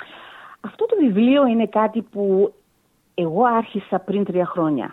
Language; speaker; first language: Greek; early bilingual, heritage; Greek